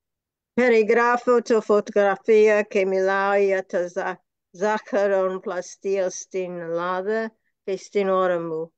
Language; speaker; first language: Greek; non-native, learner; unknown